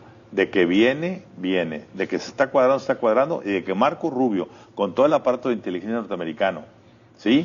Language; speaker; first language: Spanish; native; Spanish